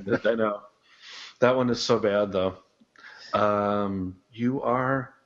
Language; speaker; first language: English; native; English